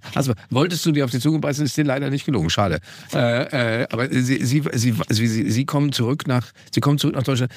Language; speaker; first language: German; native; German